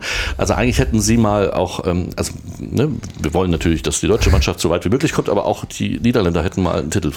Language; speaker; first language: German; native; German